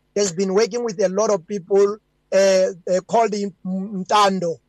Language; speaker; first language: English; non-native, local second language; Venda